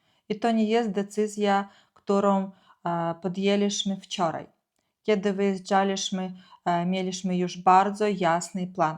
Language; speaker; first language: Polish; non-native, fluent; Ukrainian